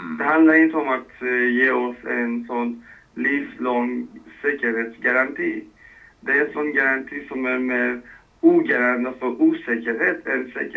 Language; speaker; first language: Swedish; non-native, fluent; Persian